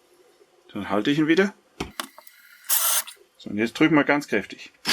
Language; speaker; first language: German; native; German